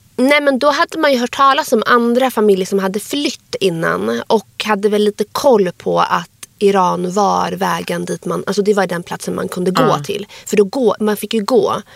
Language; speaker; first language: Swedish; early bilingual, other home language; Arabic